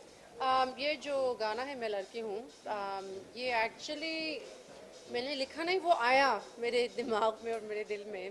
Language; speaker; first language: Hindi; early bilingual, heritage; English